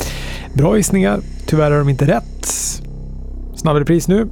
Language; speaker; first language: Swedish; native; Swedish